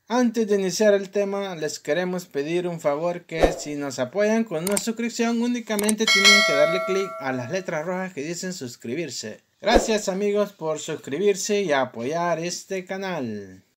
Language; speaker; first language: Spanish; native; Spanish